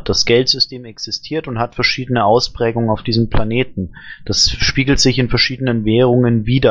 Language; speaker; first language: German; native; German